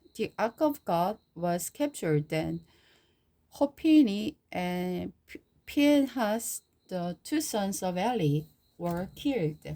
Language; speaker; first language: English; non-native, learner; Korean